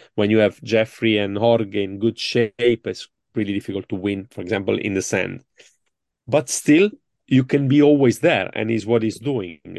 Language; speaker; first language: English; non-native, fluent; Italian